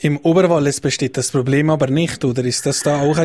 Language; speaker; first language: German; native; German